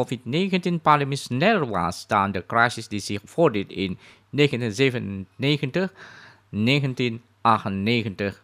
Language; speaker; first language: Dutch; non-native, fluent; Indonesian